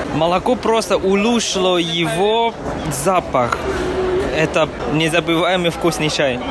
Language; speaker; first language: Russian; non-native, fluent; Chinese